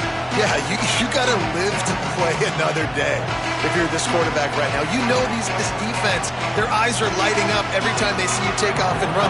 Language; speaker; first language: English; native; English